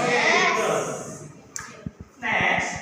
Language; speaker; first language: English; non-native, learner; Indonesian